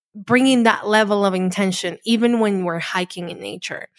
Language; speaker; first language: English; non-native, fluent; Spanish